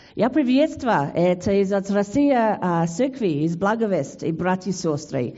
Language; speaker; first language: Russian; non-native, learner; English